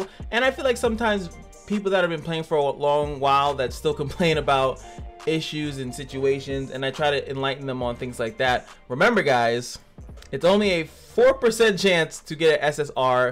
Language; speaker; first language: English; native; English